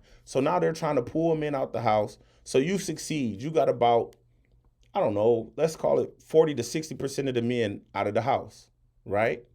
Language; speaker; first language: English; native; English